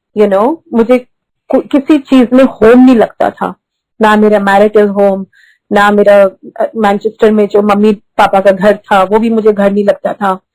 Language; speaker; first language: Hindi; early bilingual, heritage; Hindi